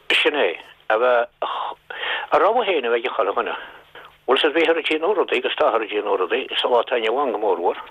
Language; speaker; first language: Irish; native; Irish